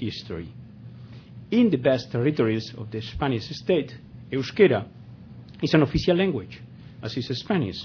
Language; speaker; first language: English; non-native, fluent; Spanish